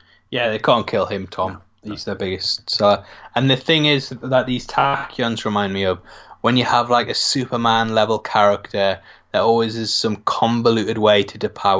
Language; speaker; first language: English; native; English